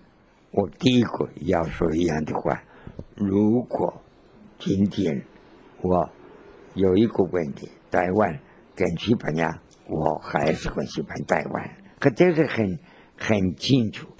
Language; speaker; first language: Chinese; non-native, learner; Spanish